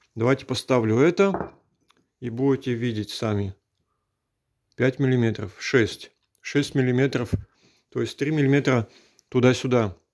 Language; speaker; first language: Russian; native; Russian